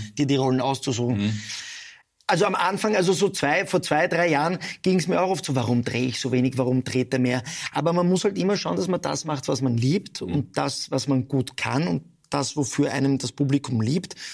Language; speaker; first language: German; non-native, local second language; Italian